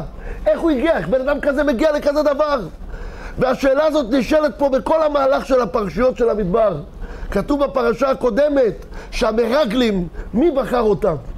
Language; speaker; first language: Hebrew; native; Hebrew